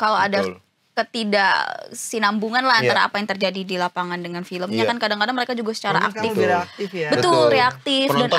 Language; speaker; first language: Indonesian; native; Indonesian